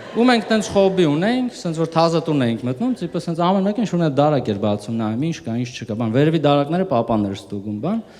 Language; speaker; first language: Armenian; early bilingual, heritage; Armenian